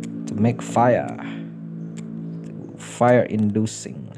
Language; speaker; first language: English; non-native, learner; Indonesian